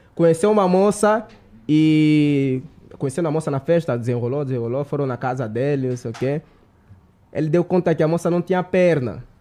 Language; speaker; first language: Portuguese; native; Portuguese